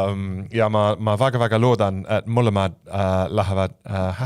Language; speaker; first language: Estonian; non-native, fluent; English